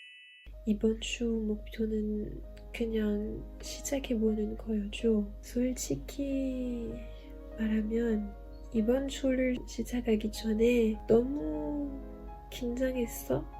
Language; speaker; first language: Korean; non-native, learner; French